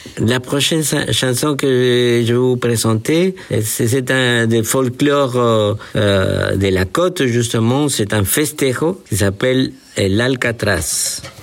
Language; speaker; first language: French; non-native, fluent; Spanish